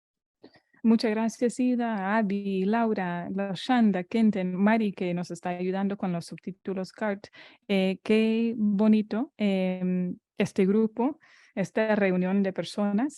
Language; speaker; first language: Spanish; non-native, fluent; English